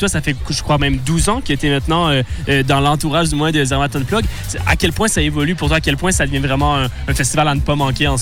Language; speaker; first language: French; native; French